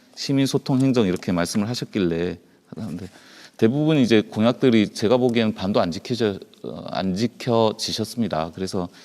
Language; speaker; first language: Korean; native; Korean